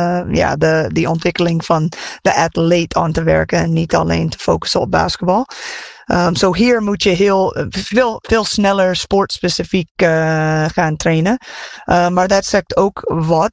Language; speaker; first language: Dutch; non-native, fluent; English